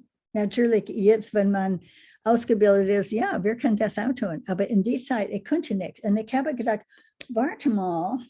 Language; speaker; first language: German; non-native, learner; English